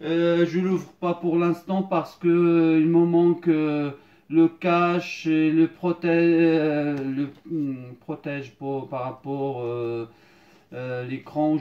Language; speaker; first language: French; non-native, fluent; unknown